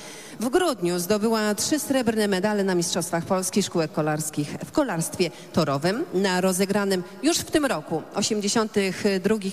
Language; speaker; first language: Polish; native; Polish